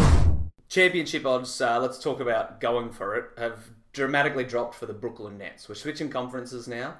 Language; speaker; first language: English; native; English